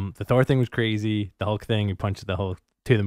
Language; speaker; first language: English; native; English